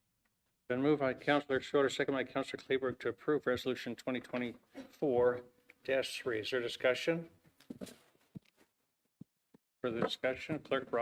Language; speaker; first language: English; native; English